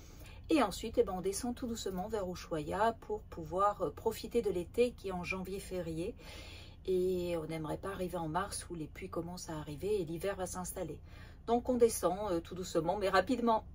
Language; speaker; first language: French; native; French